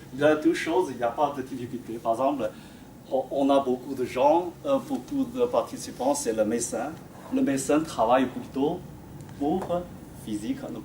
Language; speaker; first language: French; non-native, fluent; Chinese